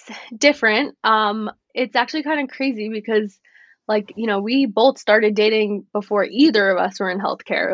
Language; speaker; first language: English; native; English